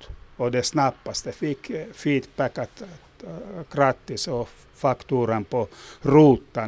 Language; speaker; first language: Swedish; non-native, local second language; Finnish